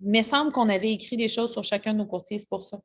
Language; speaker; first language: French; native; French